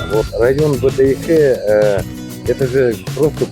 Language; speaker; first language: Russian; native; Russian